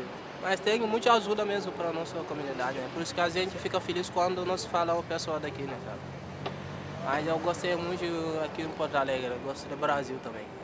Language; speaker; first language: Portuguese; non-native, learner; Wolof